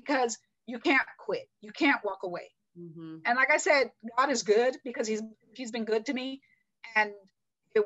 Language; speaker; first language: English; native; English